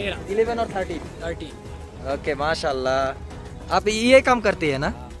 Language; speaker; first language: Hindi; non-native, learner; Bangla